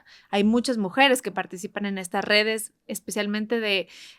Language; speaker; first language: Spanish; native; Spanish